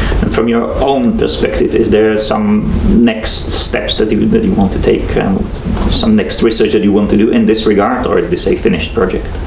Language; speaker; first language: English; non-native, fluent; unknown